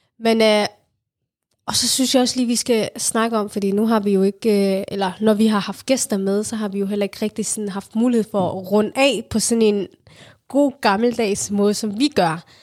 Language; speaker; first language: Danish; early bilingual, other home language; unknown